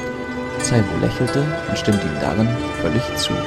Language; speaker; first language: German; native; German